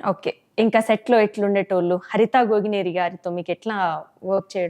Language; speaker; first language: Telugu; native; Telugu